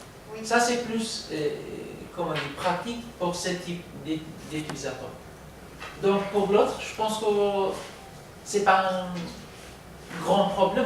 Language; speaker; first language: French; non-native, learner; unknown